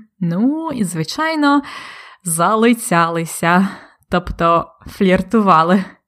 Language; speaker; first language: Ukrainian; native; Ukrainian